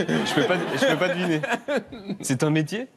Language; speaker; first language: French; native; French